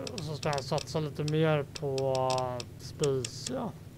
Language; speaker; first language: Swedish; native; Swedish